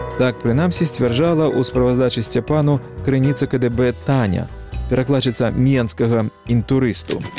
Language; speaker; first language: Belarusian; native; Belarusian